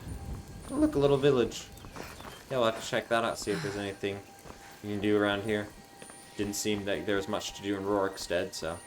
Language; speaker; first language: English; native; English